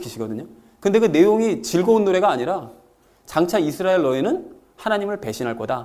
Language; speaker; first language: Korean; native; Korean